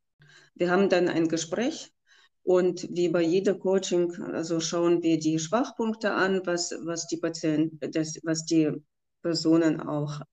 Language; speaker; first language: German; non-native, fluent; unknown